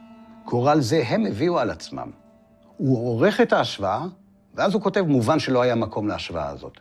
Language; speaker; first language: Hebrew; native; Hebrew